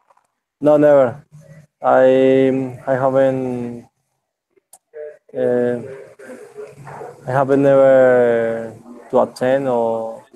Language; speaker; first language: English; non-native, learner; Spanish